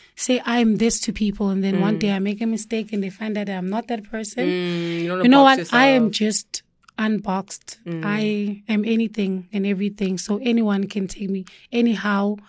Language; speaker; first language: English; non-native, local second language; Zulu